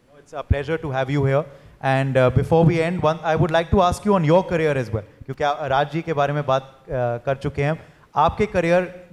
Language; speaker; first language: Hindi; native; Hindi